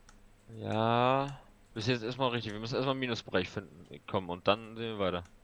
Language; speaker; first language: German; native; German